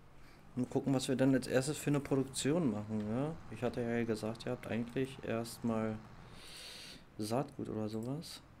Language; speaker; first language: German; native; German